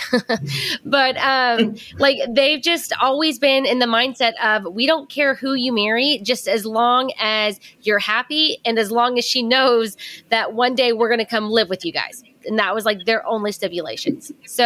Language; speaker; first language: English; native; English